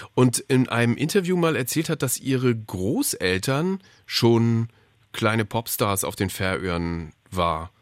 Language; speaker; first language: German; native; German